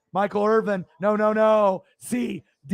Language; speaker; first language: English; native; English